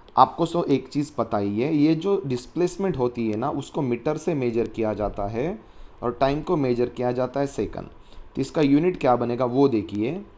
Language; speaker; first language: Hindi; non-native, local second language; Marathi